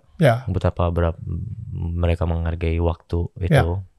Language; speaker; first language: Indonesian; native; Indonesian